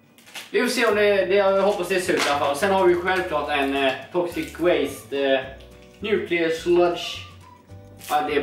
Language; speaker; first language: Swedish; native; Swedish